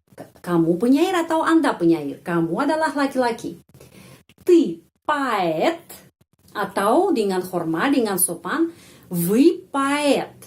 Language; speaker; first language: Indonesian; non-native, fluent; Russian